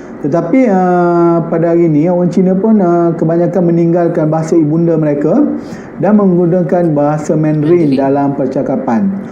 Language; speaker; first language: Malay; native; Malay